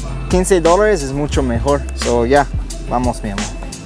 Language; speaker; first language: Spanish; non-native, learner; English